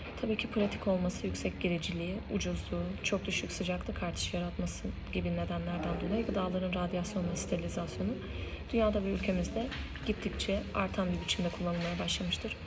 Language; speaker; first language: Turkish; native; Turkish